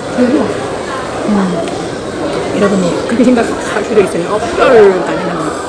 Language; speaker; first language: Korean; early bilingual, heritage; Korean